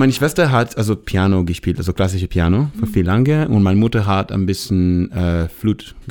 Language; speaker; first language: German; non-native, fluent; Hebrew